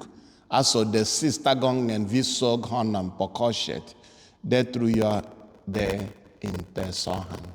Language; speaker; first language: Swedish; non-native, fluent; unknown